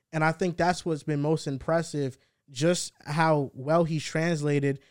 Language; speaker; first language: English; early bilingual, heritage; Spanish